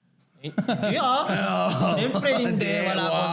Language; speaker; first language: Filipino; non-native, learner; Japanese